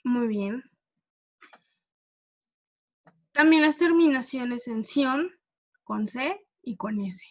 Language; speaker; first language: Spanish; non-native, fluent; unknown